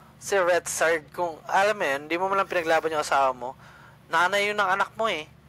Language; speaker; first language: Filipino; non-native, local second language; Cebuano